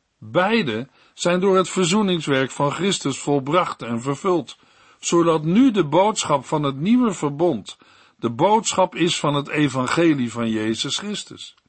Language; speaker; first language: Dutch; native; Dutch